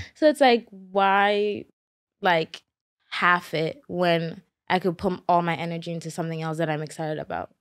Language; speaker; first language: English; early bilingual, other home language; Akan